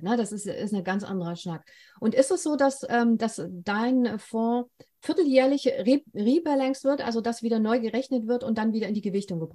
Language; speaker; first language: German; native; German